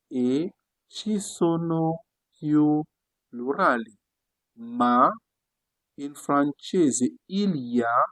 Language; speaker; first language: Italian; non-native, fluent; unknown